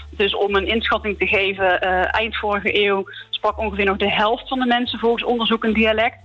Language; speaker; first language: Dutch; native; Dutch